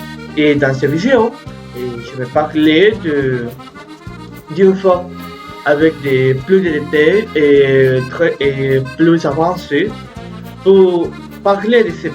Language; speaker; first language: French; non-native, learner; Spanish